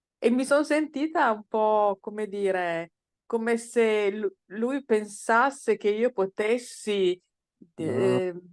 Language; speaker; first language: Italian; native; Italian